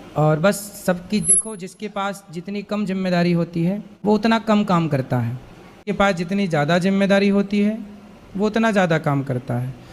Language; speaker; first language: Hindi; native; Hindi